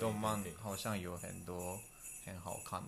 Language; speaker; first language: Chinese; non-native, fluent; Japanese